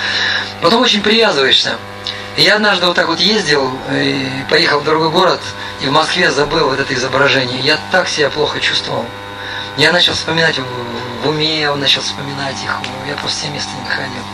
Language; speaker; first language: Russian; native; Russian